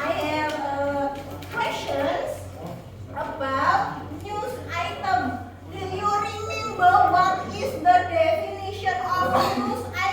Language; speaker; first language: English; non-native, fluent; Indonesian